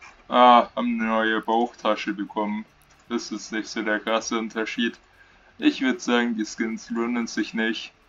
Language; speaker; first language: German; native; German